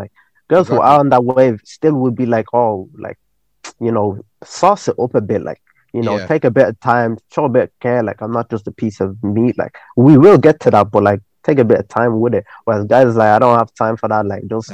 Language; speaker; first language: English; native; English